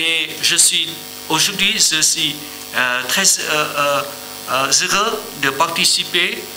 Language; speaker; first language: French; non-native, learner; Vietnamese